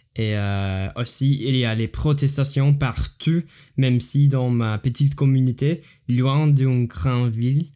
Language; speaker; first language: French; non-native, learner; English